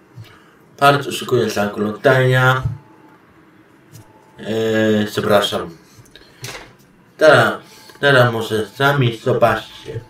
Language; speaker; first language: Polish; non-native, learner; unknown